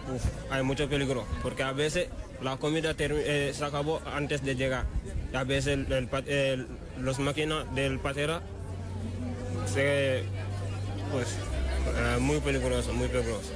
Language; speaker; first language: Spanish; non-native, learner; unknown